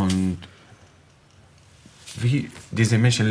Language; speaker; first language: German; non-native, learner; Arabic